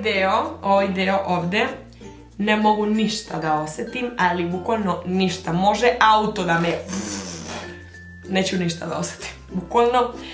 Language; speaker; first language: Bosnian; early bilingual, heritage; Spanish